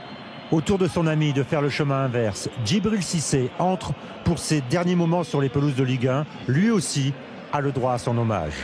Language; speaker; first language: French; native; French